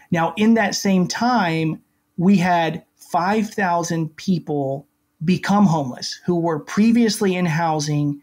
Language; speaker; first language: English; native; English